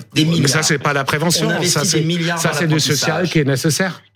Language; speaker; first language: French; non-native, fluent; German